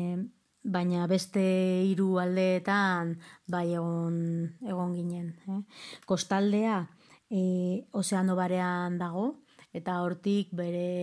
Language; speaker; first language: Basque; non-native, local second language; Spanish